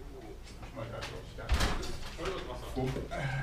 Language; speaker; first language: German; native; German